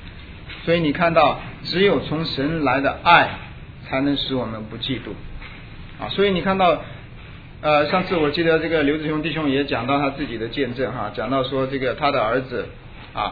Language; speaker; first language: Chinese; native; Chinese